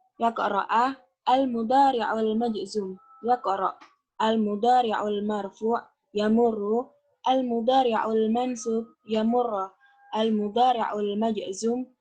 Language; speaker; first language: Arabic; non-native, learner; Indonesian